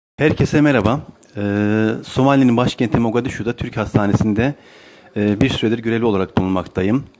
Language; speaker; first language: Turkish; native; Turkish